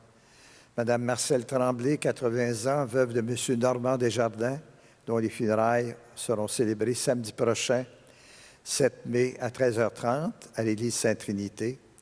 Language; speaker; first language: French; native; French